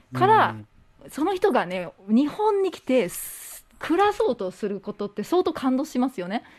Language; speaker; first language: Japanese; non-native, fluent; English